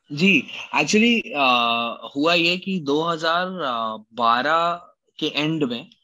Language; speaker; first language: Hindi; native; Hindi